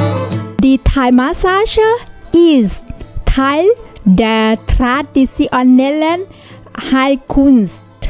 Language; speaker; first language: German; non-native, learner; Thai